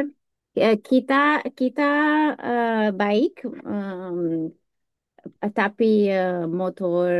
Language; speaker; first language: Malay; non-native, learner; German